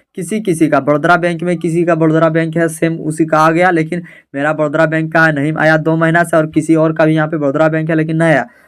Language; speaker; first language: Hindi; native; Hindi